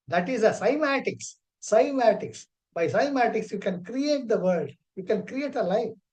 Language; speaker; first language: English; non-native, local second language; Tamil